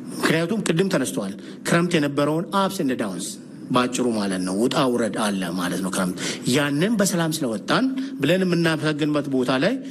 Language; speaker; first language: Amharic; non-native, local second language; Oromo